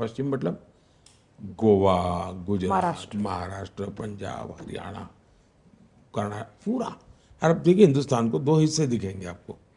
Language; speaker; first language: Hindi; non-native, local second language; Gujarati